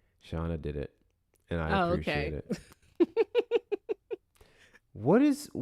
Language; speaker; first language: English; native; English